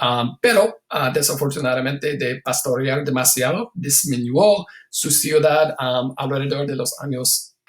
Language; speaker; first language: Spanish; non-native, fluent; English